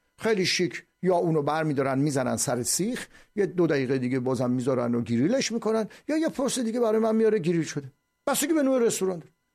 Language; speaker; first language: Persian; native; Persian